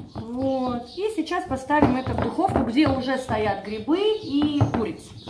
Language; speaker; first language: Russian; non-native, local second language; Georgian